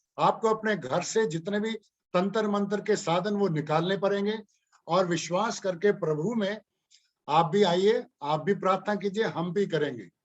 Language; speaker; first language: Hindi; non-native, local second language; Punjabi